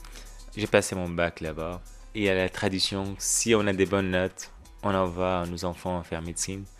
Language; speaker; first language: French; non-native, fluent; Arabic